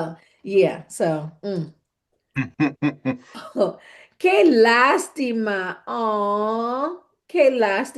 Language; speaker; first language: Spanish; non-native, fluent; English